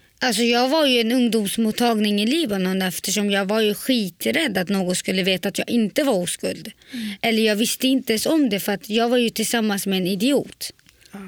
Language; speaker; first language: Swedish; early bilingual, other home language; Arabic